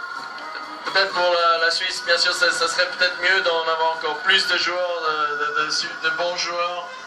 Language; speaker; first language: French; non-native, local second language; German